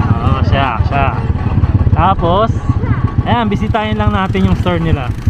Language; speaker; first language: Filipino; native; Filipino